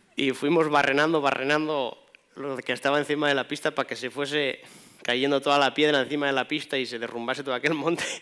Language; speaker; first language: Spanish; native; Spanish